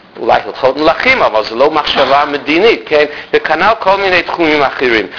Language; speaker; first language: Hebrew; non-native, fluent; English